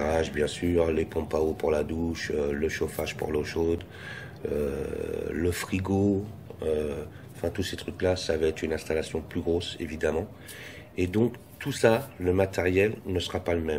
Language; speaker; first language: French; native; French